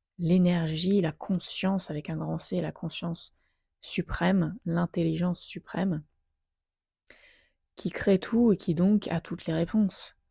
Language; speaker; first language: French; native; French